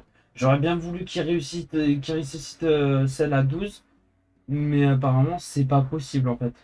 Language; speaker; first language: French; native; French